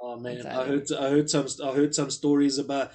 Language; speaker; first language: English; native; English